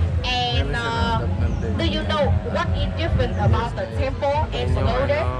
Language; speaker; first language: English; non-native, learner; Vietnamese